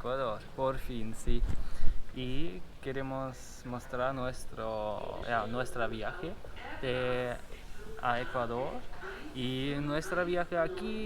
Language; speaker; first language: Spanish; non-native, learner; German